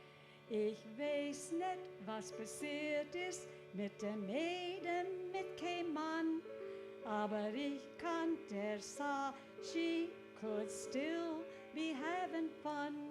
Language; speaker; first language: German; early bilingual, heritage; English